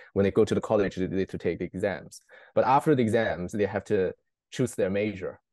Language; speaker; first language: English; non-native, fluent; Chinese